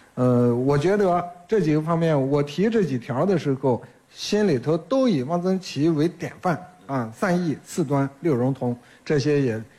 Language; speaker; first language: Chinese; native; Chinese